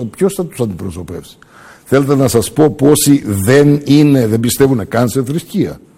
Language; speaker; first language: Greek; early bilingual, heritage; Greek